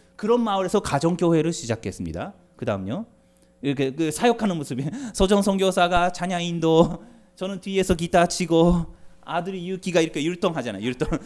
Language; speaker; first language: Korean; non-native, fluent; Japanese